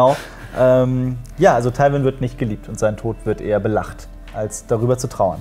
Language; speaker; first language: German; native; German